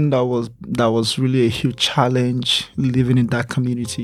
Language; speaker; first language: English; non-native, local second language; Igbo